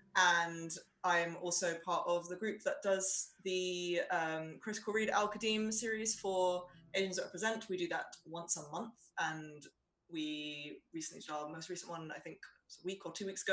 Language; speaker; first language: English; native; English